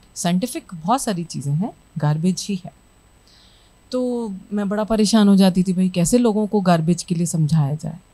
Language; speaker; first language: Hindi; native; Hindi